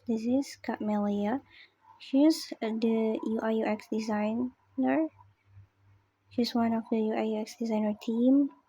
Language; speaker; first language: English; non-native, learner; Indonesian